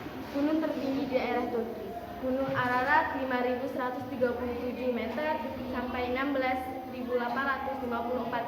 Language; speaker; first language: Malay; non-native, local second language; Madurese